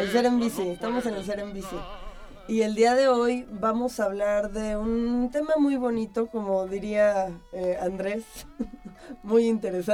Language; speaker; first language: Spanish; native; Spanish